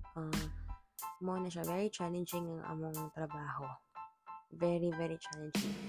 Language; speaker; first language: English; non-native, local second language; Cebuano